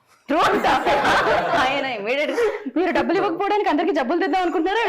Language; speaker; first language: Telugu; native; Telugu